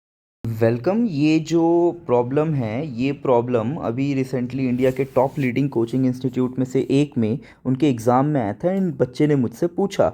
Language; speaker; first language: Hindi; native; Hindi